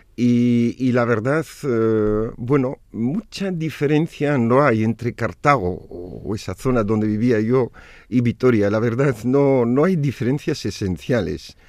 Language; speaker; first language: Spanish; non-native, fluent; Arabic